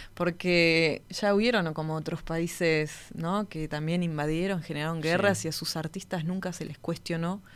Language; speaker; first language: Spanish; native; Spanish